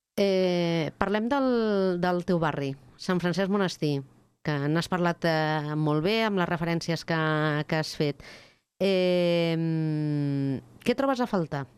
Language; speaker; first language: Catalan; native; Catalan